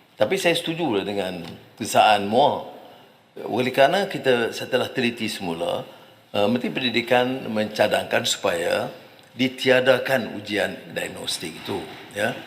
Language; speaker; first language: Malay; native; Malay